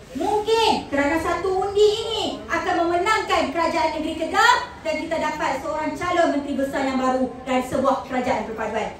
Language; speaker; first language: Malay; native; Malay